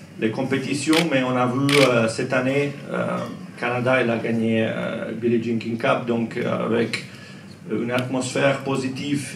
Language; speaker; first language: French; non-native, learner; Croatian